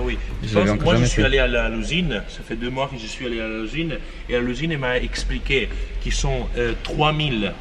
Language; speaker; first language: French; non-native, fluent; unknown